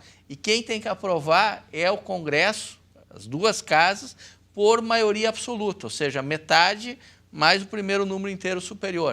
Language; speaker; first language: Portuguese; native; Portuguese